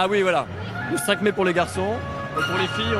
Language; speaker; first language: French; native; French